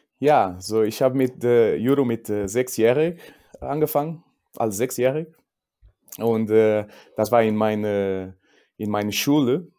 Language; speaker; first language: German; non-native, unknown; Portuguese